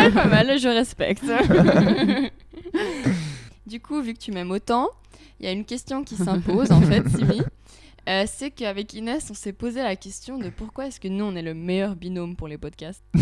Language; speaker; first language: French; native; French